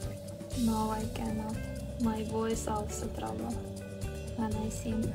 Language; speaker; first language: English; non-native, learner; Ukrainian